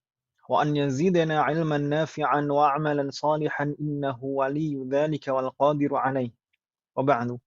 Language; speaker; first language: Arabic; non-native, fluent; Indonesian